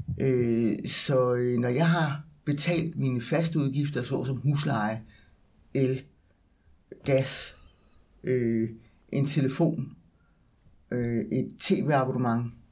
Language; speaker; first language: Danish; native; Danish